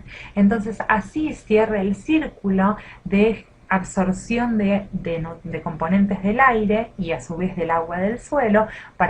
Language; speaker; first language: Spanish; native; Spanish